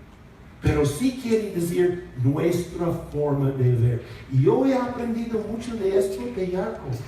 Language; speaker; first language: Spanish; non-native, fluent; English